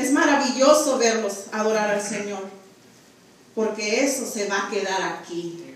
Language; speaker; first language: Spanish; early bilingual, heritage; Spanish